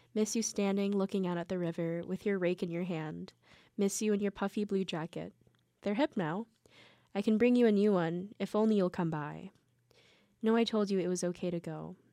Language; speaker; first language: English; early bilingual, other home language; Korean